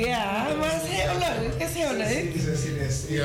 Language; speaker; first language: Dutch; non-native, learner; Spanish